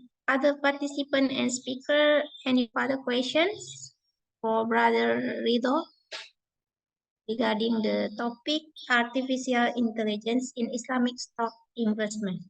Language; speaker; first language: English; non-native, fluent; Indonesian